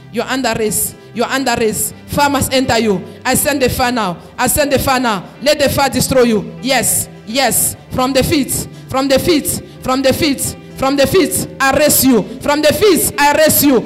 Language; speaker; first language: English; non-native, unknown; Lingala